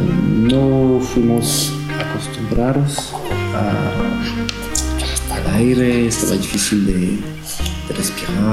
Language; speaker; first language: Spanish; non-native, learner; French